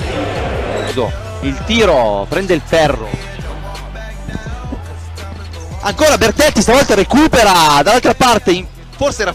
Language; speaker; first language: Italian; native; Italian